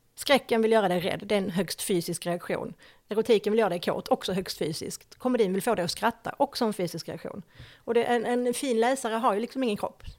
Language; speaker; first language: Swedish; native; Swedish